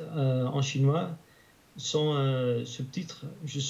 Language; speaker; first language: French; non-native, learner; Dutch